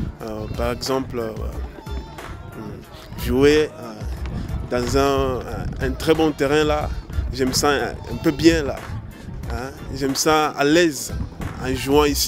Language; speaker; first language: French; non-native, learner; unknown